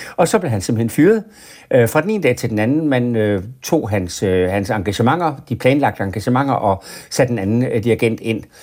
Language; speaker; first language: Danish; native; Danish